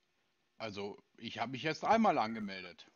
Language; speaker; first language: German; native; German